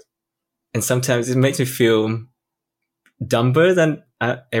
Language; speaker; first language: English; non-native, fluent; Vietnamese